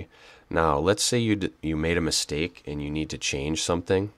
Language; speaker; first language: English; native; English